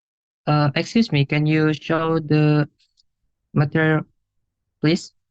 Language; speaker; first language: English; non-native, learner; Indonesian